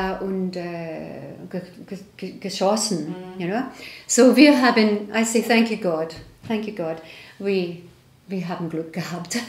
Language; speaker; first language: German; non-native, learner; English